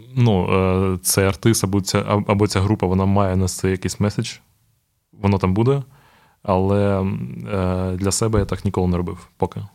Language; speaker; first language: Ukrainian; non-native, local second language; Russian